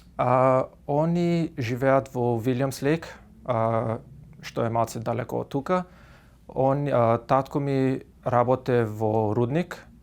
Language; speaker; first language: Macedonian; native; Macedonian